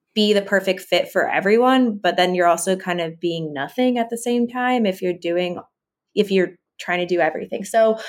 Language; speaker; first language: English; native; English